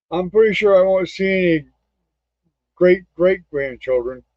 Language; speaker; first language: English; native; English